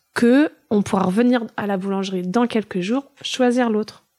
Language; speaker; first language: French; early bilingual, other home language; German